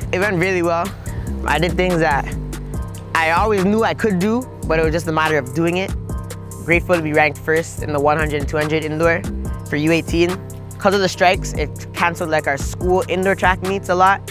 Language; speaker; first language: English; native; English